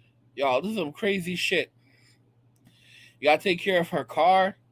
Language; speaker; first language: English; native; English